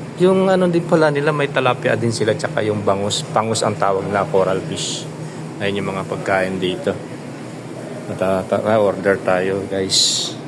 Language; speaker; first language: Filipino; native; Filipino